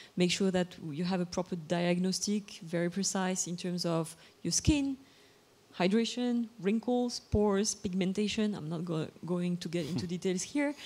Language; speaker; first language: English; non-native, fluent; Bulgarian